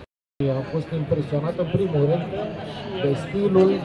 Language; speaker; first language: Romanian; native; Romanian